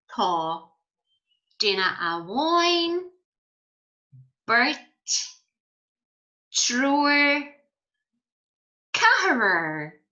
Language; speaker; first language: Irish; non-native, fluent; English